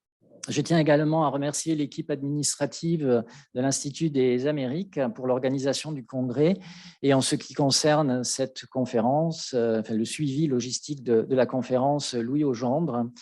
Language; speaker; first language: French; native; French